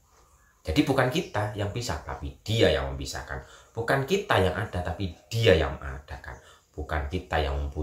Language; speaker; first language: Indonesian; native; Indonesian